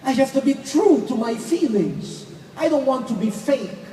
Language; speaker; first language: English; non-native, local second language; Filipino